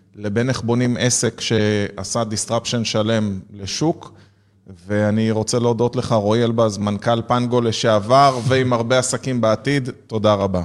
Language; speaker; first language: Hebrew; native; Hebrew